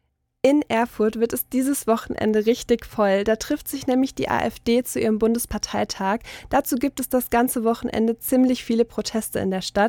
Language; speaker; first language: German; native; German